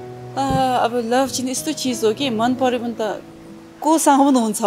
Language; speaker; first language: Nepali; non-native, fluent; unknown